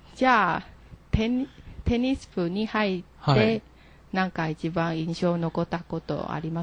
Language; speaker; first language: Japanese; non-native, learner; Chinese